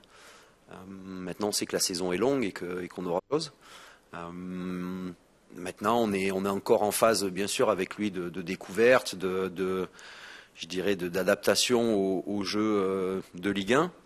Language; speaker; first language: French; native; French